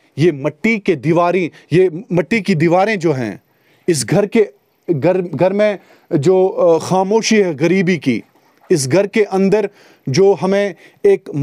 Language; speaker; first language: Hindi; non-native, local second language; Kashmiri